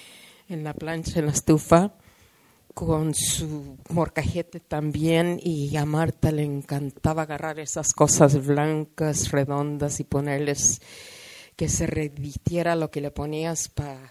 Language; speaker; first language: Spanish; early bilingual, heritage; Spanish